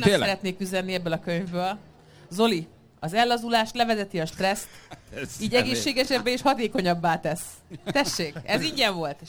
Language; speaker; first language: Hungarian; native; Hungarian